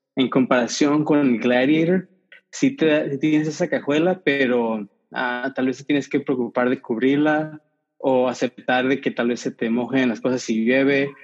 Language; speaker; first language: Spanish; early bilingual, heritage; Spanish